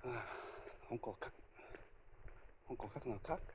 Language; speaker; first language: Vietnamese; non-native, learner; Japanese